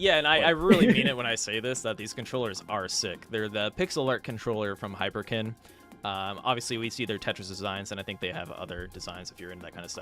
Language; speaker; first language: English; native; English